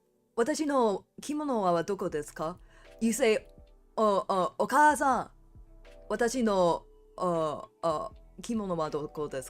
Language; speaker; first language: Japanese; non-native, learner; English